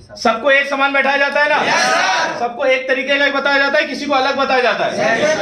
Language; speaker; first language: Hindi; native; Hindi